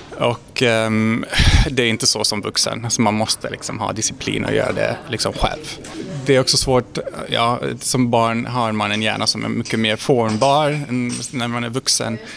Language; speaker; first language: Swedish; non-native, fluent; Hungarian